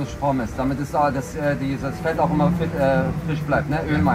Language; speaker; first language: German; native; German